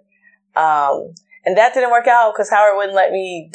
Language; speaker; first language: English; native; English